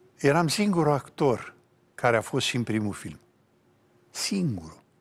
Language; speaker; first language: Romanian; native; Romanian